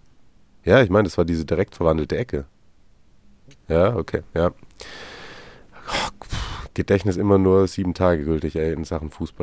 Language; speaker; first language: German; native; German